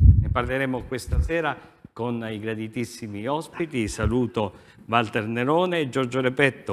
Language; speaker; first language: Italian; native; Italian